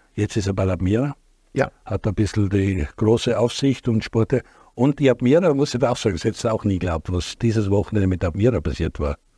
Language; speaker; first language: German; native; German